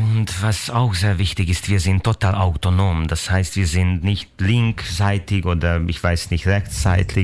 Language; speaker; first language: German; non-native, fluent; Hungarian